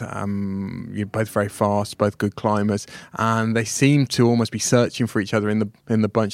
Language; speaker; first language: English; native; English